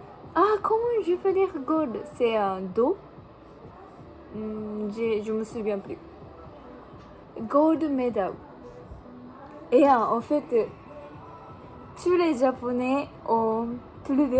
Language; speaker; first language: French; non-native, learner; Japanese